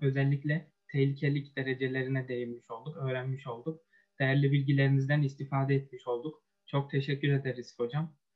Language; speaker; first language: Turkish; native; Turkish